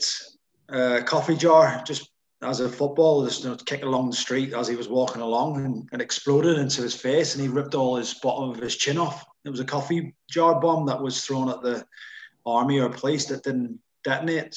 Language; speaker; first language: English; native; English